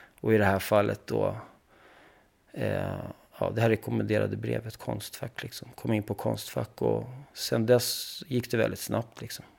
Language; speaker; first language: Swedish; early bilingual, other home language; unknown